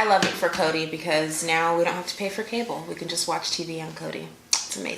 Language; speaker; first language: English; native; English